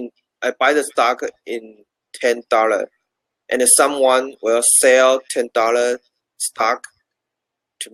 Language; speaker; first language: English; non-native, learner; Chinese